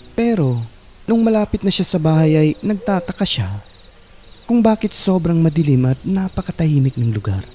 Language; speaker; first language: Filipino; non-native, local second language; Cebuano